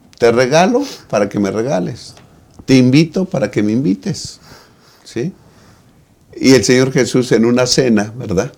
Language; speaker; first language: Spanish; native; Spanish